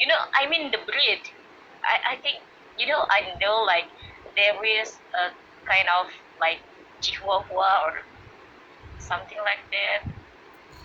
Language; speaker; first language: English; non-native, learner; Indonesian